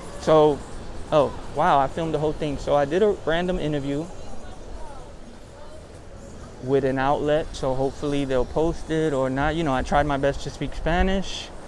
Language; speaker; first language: English; native; English